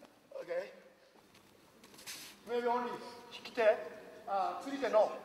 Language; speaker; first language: English; non-native, learner; Japanese